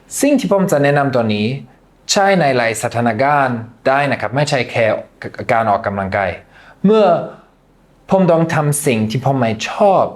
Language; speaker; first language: Thai; non-native, fluent; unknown